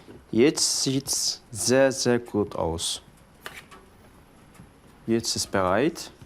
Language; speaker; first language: German; non-native, learner; Turkish